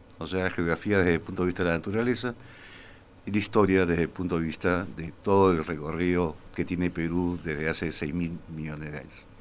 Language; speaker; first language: Spanish; native; Spanish